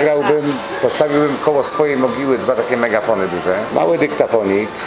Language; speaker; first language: Polish; native; Polish